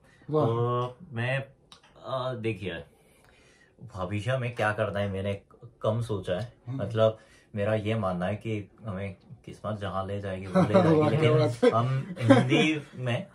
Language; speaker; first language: Hindi; non-native, fluent; Korean